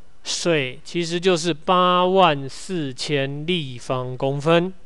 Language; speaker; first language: Chinese; native; Chinese